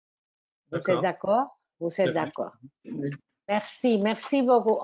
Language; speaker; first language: French; non-native, fluent; Spanish